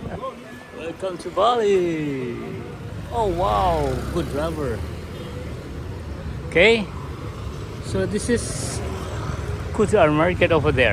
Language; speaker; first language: English; non-native, learner; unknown